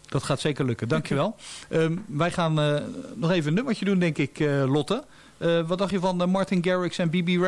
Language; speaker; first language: Dutch; native; Dutch